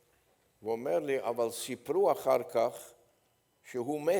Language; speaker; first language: Hebrew; non-native, fluent; Polish